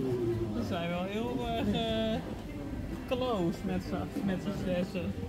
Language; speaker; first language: Dutch; native; Dutch